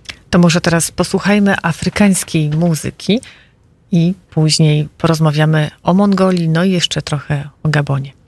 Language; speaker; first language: Polish; native; Polish